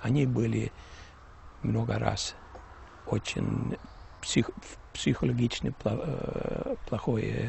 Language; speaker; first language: Russian; early bilingual, heritage; Russian